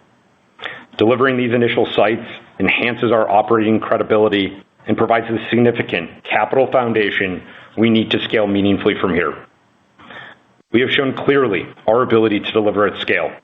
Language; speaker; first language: English; native; English